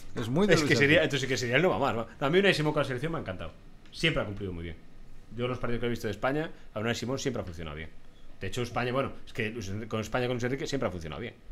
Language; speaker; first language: Spanish; native; Spanish